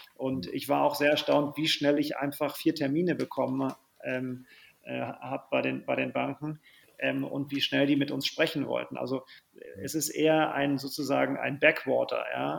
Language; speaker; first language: German; native; German